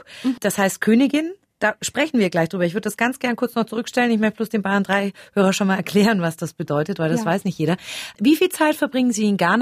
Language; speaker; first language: German; native; German